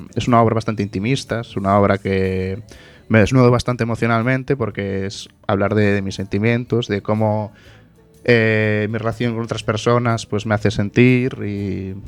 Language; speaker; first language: Spanish; native; Spanish